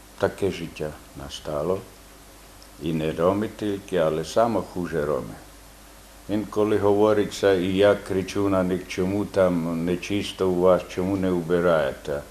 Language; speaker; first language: Ukrainian; non-native, local second language; Romany